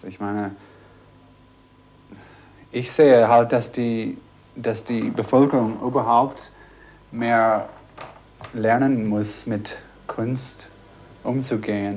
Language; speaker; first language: German; non-native, fluent; English